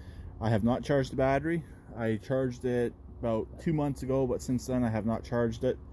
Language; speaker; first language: English; native; English